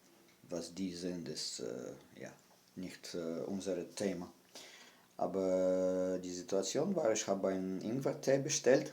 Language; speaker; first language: German; non-native, fluent; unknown